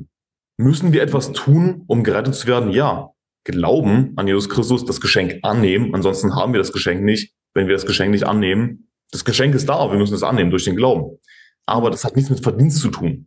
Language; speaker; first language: German; native; German